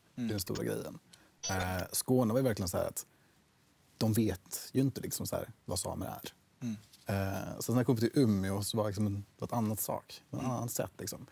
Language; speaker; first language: Swedish; native; Swedish